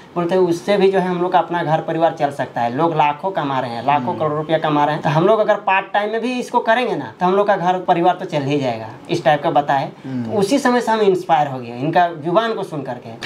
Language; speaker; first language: Hindi; native; Hindi